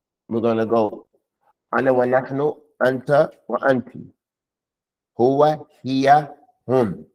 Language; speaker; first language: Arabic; non-native, fluent; English